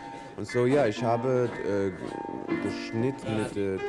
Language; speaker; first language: German; non-native, learner; English